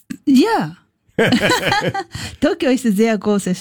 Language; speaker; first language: German; non-native, learner; Japanese